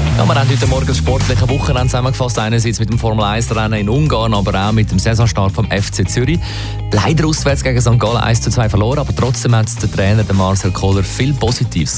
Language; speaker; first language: German; native; German